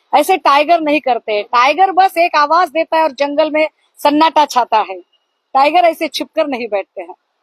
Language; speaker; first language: Hindi; non-native, local second language; Marathi